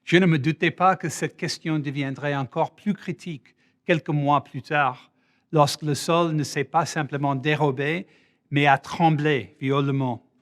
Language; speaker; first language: French; non-native, fluent; English